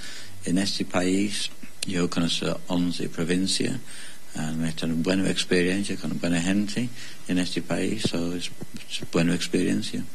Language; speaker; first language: Spanish; non-native, learner; English